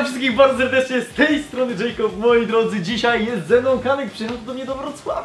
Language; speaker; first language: Polish; native; Polish